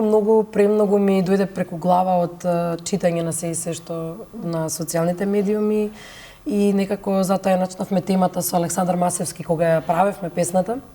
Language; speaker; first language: Macedonian; native; Macedonian